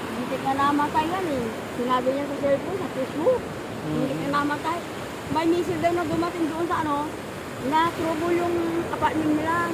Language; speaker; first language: Filipino; non-native, local second language; Pangasinan